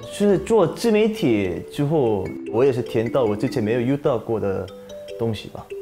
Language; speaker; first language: Chinese; non-native, fluent; Korean